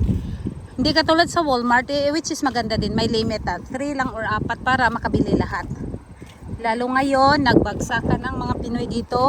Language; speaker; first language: Filipino; non-native, local second language; Cebuano